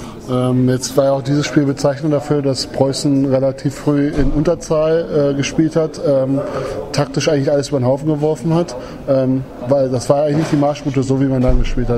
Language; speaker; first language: German; native; German